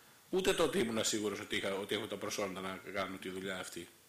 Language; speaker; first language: Greek; native; Greek